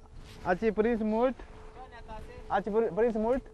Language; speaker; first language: Romanian; non-native, learner; Korean